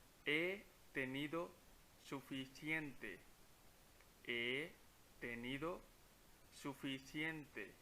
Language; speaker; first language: Spanish; non-native, fluent; Punjabi